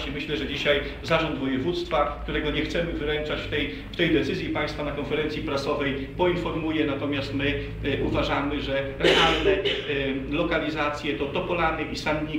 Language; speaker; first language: Polish; native; Polish